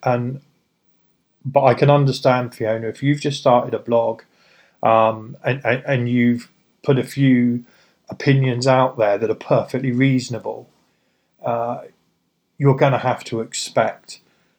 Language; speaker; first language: English; native; English